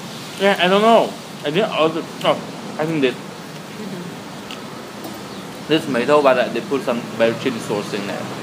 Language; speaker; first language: English; non-native, fluent; Chinese